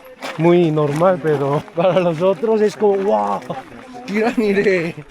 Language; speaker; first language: Spanish; non-native, fluent; Korean